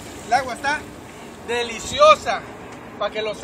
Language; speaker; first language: Spanish; native; Spanish